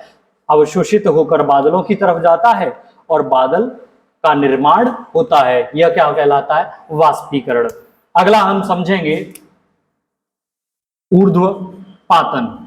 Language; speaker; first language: Hindi; native; Hindi